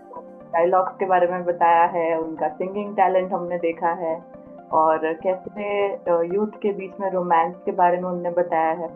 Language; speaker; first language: Hindi; native; Hindi